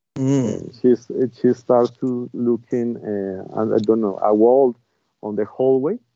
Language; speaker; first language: English; non-native, learner; Spanish